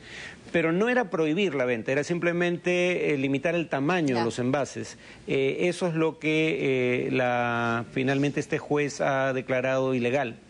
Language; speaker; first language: Spanish; native; Spanish